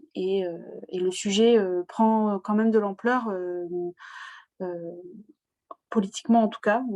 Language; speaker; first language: French; native; French